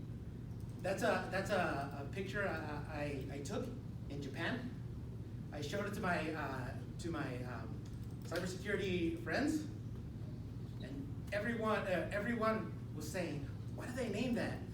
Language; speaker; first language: English; non-native, fluent; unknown